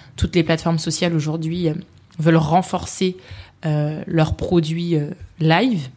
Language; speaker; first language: French; native; French